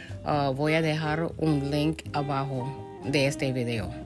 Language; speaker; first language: Spanish; early bilingual, heritage; Spanish